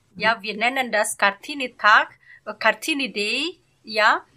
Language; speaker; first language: German; non-native, learner; Indonesian